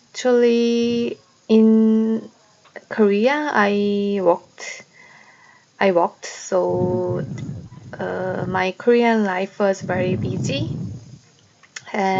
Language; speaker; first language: English; non-native, learner; Korean